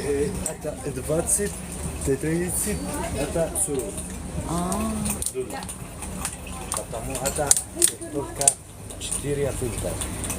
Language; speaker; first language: Russian; non-native, learner; Arabic